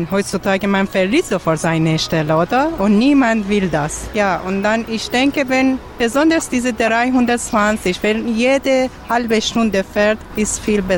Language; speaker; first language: German; non-native, learner; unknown